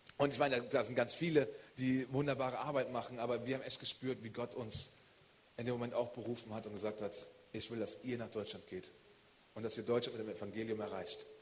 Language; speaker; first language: German; native; German